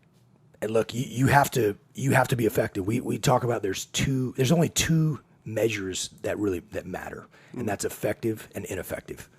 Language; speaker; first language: English; native; English